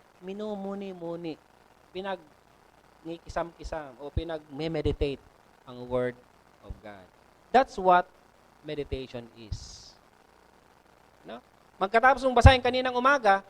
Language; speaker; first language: Filipino; non-native, local second language; Bikol